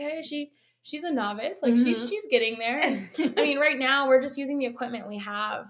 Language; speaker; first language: English; native; English